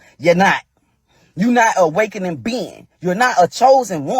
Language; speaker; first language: English; native; English